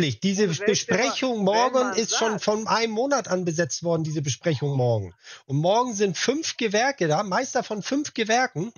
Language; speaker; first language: German; native; German